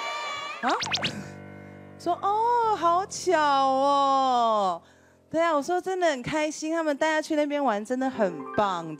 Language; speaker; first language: Chinese; native; Chinese